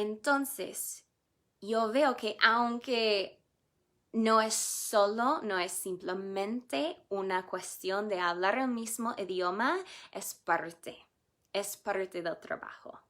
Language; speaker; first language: Spanish; non-native, fluent; English